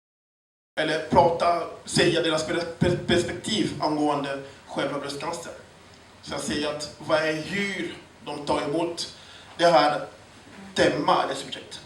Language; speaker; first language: Swedish; non-native, fluent; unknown